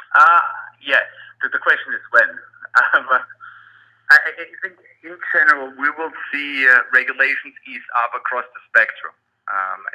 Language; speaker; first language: English; non-native, fluent; German